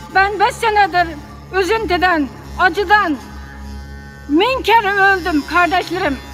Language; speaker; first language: Turkish; non-native, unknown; Uyghur